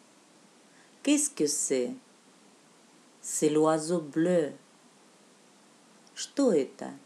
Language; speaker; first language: French; non-native, fluent; Russian